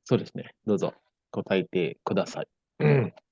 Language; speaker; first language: Japanese; non-native, fluent; Indonesian